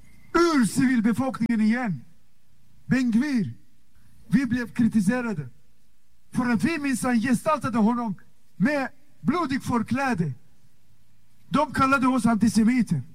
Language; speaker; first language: Swedish; non-native, fluent; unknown